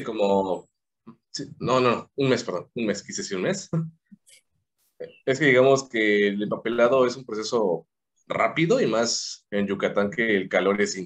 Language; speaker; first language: Spanish; native; Spanish